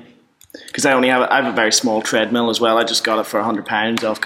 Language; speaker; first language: English; native; English